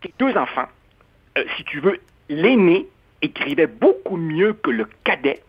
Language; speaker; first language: French; non-native, fluent; Spanish